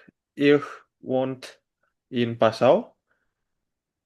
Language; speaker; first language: German; non-native, learner; Indonesian